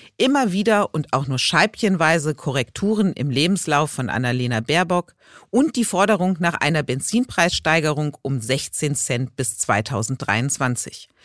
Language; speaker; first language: German; native; German